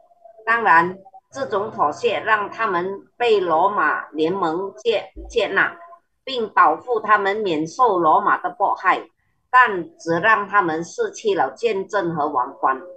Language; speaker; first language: Chinese; early bilingual, heritage; Chinese